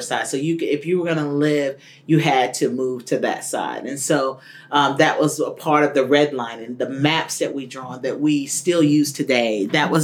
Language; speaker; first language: English; native; English